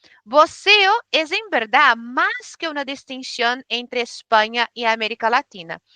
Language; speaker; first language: Spanish; non-native, fluent; Portuguese